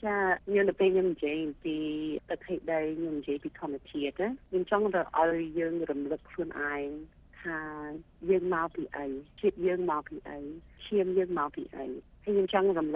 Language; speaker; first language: Khmer; early bilingual, heritage; Khmer